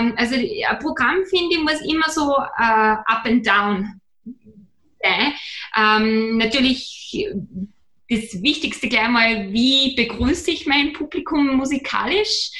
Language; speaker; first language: German; native; German